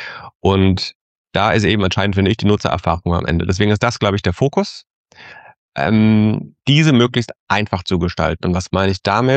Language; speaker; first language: German; native; German